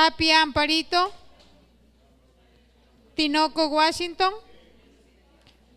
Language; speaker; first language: Spanish; native; Spanish